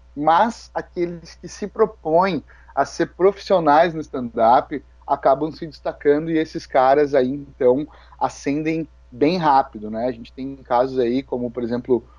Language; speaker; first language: Portuguese; native; Portuguese